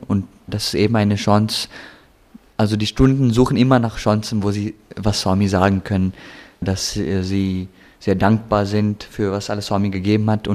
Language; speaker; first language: German; early bilingual, heritage; German